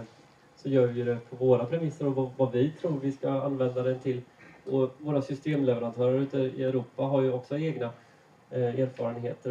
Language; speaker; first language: Swedish; native; Swedish